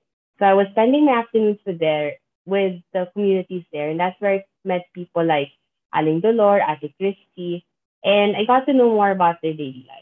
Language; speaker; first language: English; non-native, local second language; Filipino